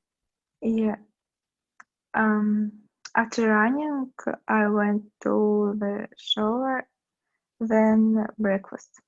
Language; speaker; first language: English; non-native, learner; Russian